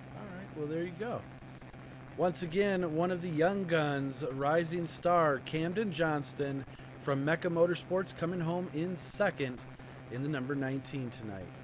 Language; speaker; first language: English; native; English